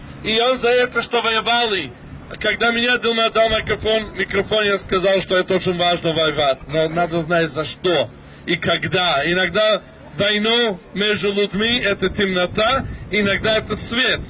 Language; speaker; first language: Russian; non-native, learner; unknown